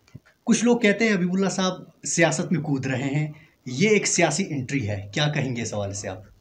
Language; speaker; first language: Urdu; non-native, local second language; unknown